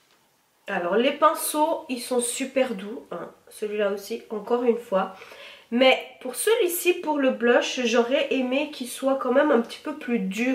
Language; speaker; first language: French; native; French